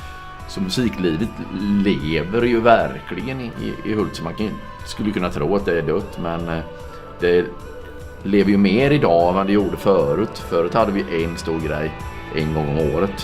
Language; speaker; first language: Swedish; native; Swedish